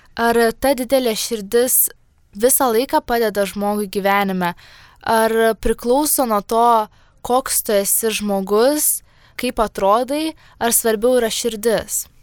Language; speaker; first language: Lithuanian; native; Lithuanian